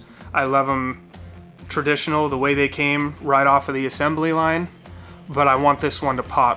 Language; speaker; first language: English; native; English